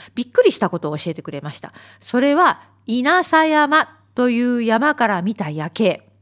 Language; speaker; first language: Japanese; native; Japanese